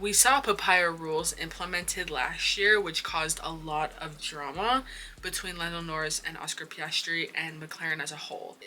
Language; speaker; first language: English; native; English